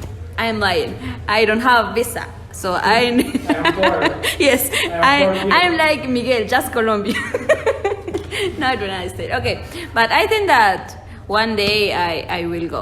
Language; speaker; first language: English; non-native, learner; Spanish